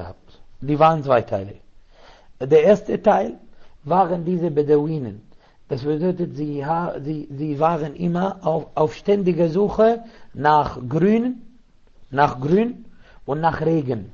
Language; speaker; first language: German; non-native, fluent; Arabic